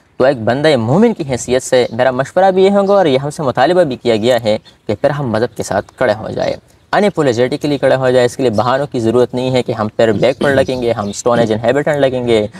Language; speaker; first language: Urdu; non-native, local second language; Pashto